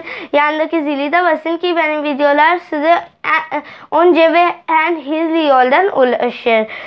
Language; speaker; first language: Turkish; non-native, learner; Urdu